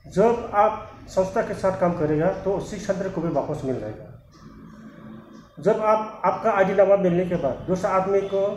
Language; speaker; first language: Hindi; non-native, local second language; Bodo